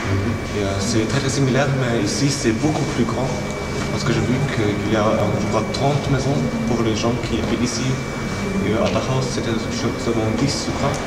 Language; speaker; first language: French; non-native, learner; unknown